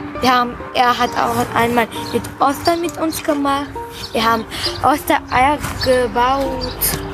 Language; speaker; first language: German; early bilingual, other home language; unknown